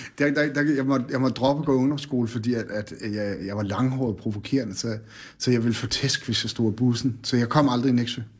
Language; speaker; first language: Danish; native; Danish